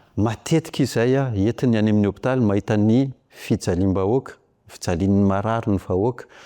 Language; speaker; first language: Malagasy; non-native, local second language; French